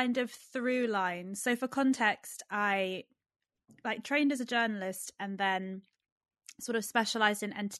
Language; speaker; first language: English; native; English